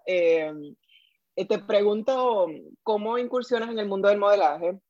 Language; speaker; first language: Spanish; native; Spanish